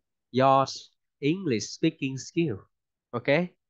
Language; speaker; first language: English; non-native, fluent; Vietnamese